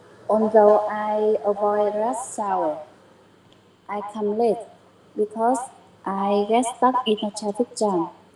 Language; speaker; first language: English; non-native, learner; Vietnamese